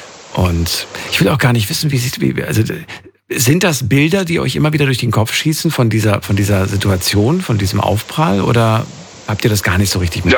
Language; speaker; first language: German; native; German